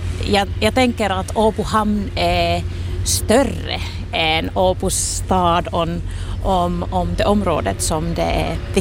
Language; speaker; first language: Swedish; non-native, local second language; Finnish